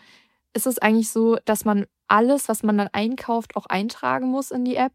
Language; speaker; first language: German; native; German